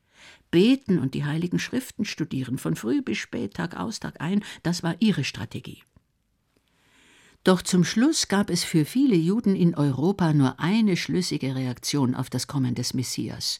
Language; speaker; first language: German; native; German